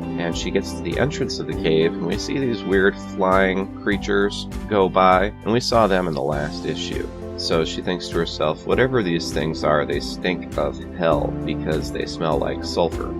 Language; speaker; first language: English; native; English